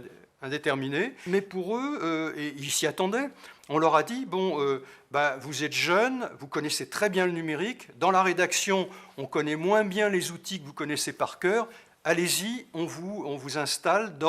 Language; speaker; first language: French; native; French